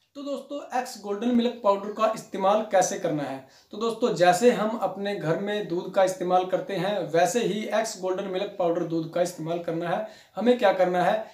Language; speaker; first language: Hindi; native; Hindi